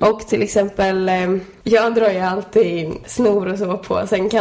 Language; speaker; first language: Swedish; native; Swedish